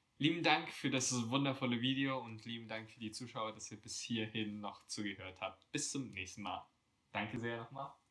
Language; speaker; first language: German; native; German